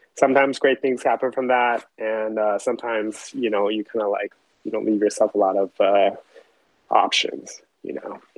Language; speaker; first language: English; early bilingual, other home language; Chinese